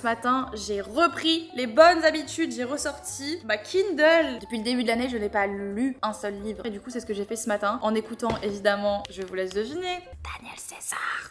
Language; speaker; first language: French; native; French